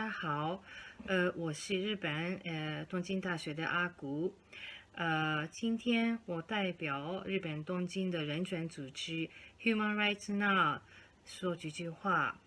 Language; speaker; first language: Chinese; non-native, fluent; Japanese